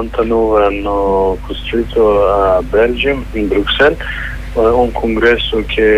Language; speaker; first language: Italian; non-native, learner; Kurdish